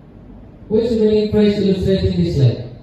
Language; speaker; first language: English; non-native, learner; Indonesian